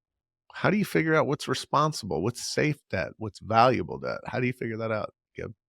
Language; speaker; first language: English; native; English